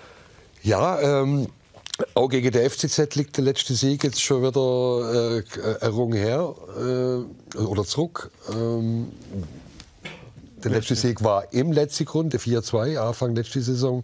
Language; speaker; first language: German; native; German